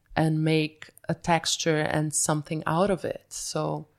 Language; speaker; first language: English; early bilingual, other home language; Portuguese